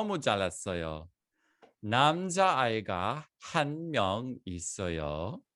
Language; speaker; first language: Korean; non-native, fluent; English